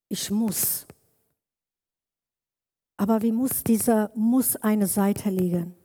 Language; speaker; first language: German; non-native, learner; Kurdish